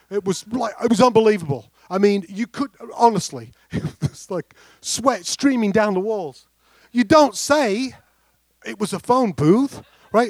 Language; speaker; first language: English; native; English